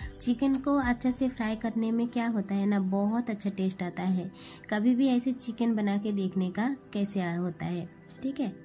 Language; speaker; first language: Hindi; non-native, local second language; Bangla